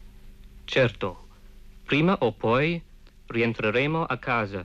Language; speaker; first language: Italian; non-native, fluent; English